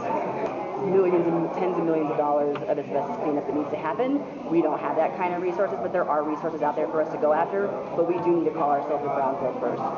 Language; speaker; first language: English; native; English